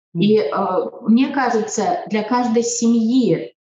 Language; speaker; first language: Russian; native; Russian